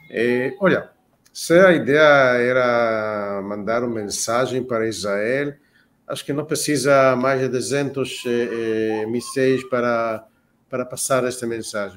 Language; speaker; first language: Portuguese; non-native, fluent; Hebrew